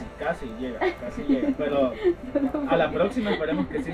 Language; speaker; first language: Spanish; native; Spanish